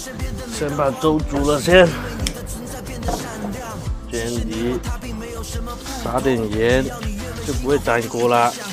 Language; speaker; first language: Chinese; native; Chinese